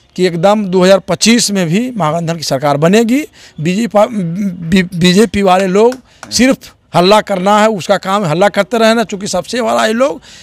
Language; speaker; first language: Hindi; native; Hindi